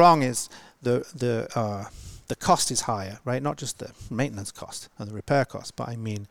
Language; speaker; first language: English; native; English